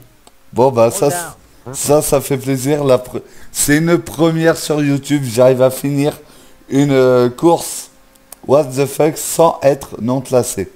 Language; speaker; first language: French; native; French